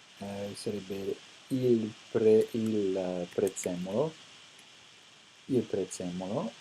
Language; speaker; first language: Italian; non-native, fluent; English